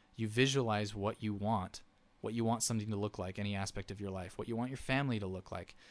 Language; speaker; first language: English; native; English